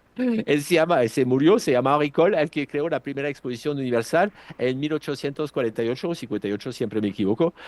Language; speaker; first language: Spanish; non-native, fluent; French